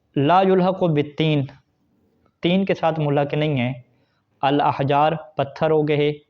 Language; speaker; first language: Urdu; non-native, local second language; Punjabi